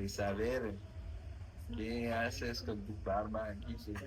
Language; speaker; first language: Spanish; non-native, learner; French